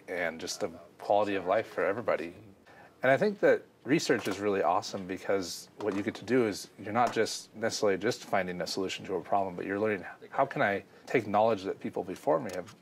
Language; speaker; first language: English; native; English